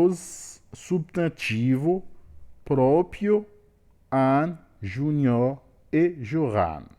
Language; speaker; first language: Portuguese; non-native, learner; Haitian Creole